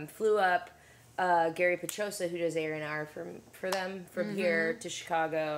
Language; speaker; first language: English; native; English